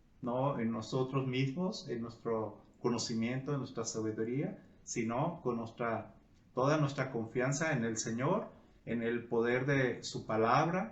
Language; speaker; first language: Spanish; native; Spanish